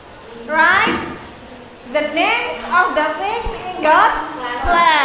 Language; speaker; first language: English; non-native, fluent; Indonesian